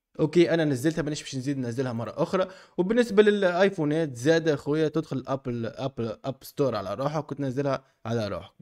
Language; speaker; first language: Arabic; native; Arabic